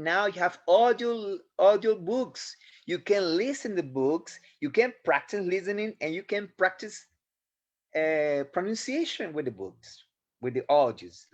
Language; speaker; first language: English; non-native, fluent; Spanish